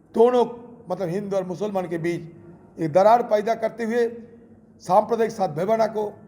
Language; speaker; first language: Hindi; non-native, local second language; Bangla